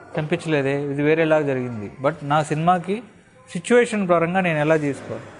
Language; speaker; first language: Telugu; native; Telugu